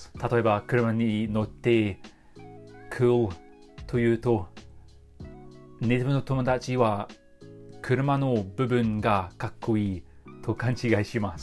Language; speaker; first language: Japanese; non-native, fluent; English